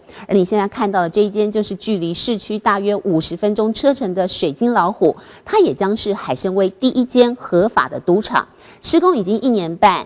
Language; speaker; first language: Chinese; native; Chinese